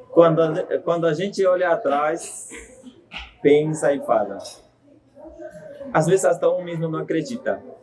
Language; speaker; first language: Portuguese; non-native, fluent; Spanish